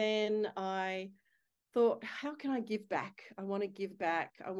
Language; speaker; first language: English; native; English